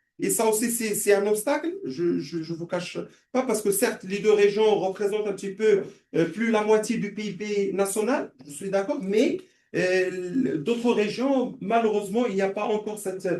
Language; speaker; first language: French; non-native, local second language; Arabic